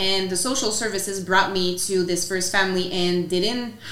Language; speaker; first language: English; non-native, fluent; French